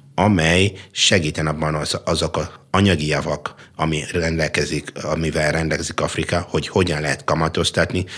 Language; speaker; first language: Hungarian; non-native, fluent; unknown